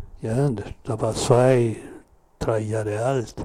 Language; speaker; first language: German; non-native, learner; Spanish